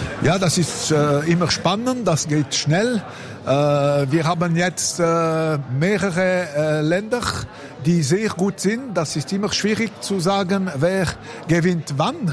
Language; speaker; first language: German; non-native, local second language; French